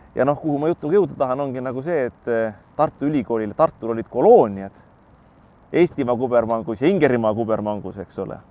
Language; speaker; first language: Estonian; native; Estonian